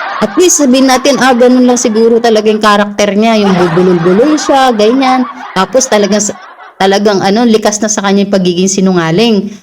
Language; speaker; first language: Filipino; non-native, local second language; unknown